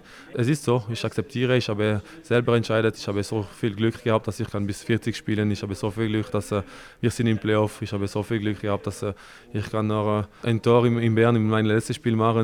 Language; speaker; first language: German; non-native, local second language; French